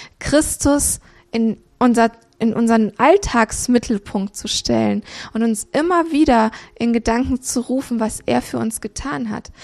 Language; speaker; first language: German; early bilingual, other home language; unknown